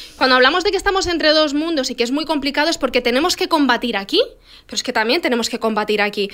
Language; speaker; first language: Spanish; early bilingual, other home language; Arabic